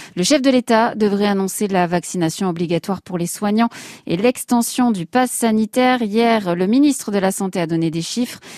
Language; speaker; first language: French; native; French